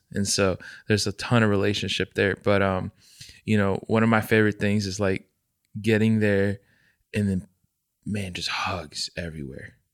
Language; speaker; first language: English; native; English